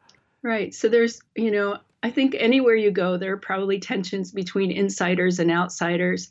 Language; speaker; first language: English; native; English